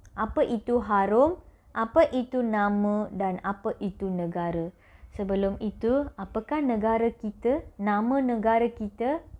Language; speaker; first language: Malay; non-native, local second language; Tamil